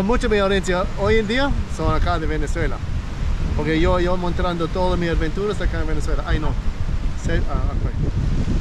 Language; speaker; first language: Spanish; non-native, learner; English